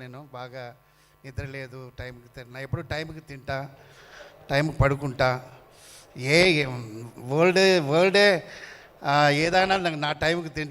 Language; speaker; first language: Telugu; non-native, learner; Tamil